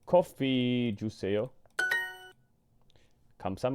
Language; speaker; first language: Korean; non-native, learner; English